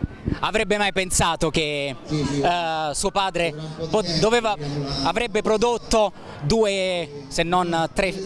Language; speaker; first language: Italian; native; Italian